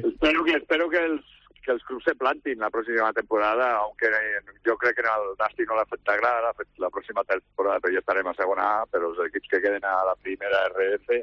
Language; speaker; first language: Catalan; native; Catalan